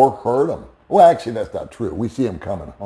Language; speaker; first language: English; native; English